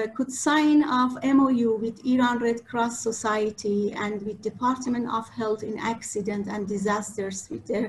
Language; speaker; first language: English; non-native, fluent; Persian